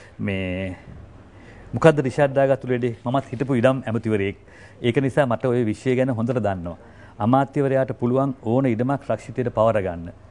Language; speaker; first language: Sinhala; non-native, local second language; Tamil